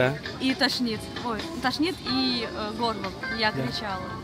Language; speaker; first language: Russian; native; Russian